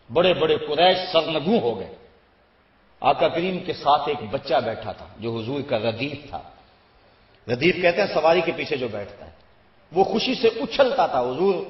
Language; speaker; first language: Urdu; non-native, local second language; Punjabi